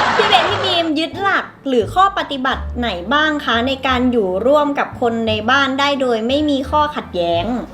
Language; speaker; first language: Thai; native; Thai